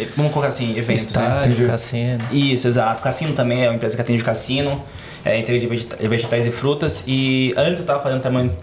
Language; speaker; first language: Portuguese; native; Portuguese